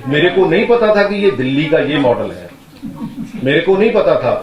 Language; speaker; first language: Hindi; non-native, local second language; Punjabi